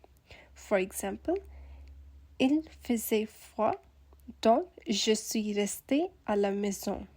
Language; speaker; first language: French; non-native, learner; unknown